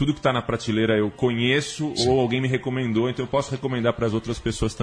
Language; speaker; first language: Portuguese; native; Portuguese